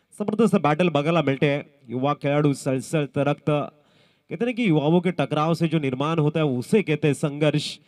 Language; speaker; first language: Hindi; non-native, local second language; Marathi